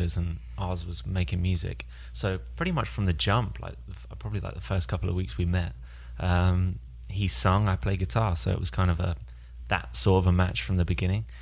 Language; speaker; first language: English; native; English